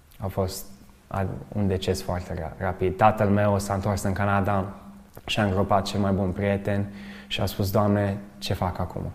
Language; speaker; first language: Romanian; early bilingual, other home language; English